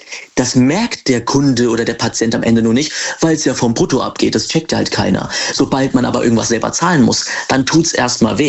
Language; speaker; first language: German; native; German